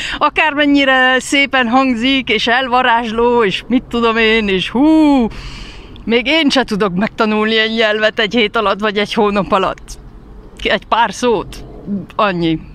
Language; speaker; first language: Hungarian; early bilingual, heritage; Hungarian